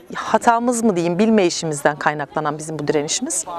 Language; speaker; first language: Turkish; native; Turkish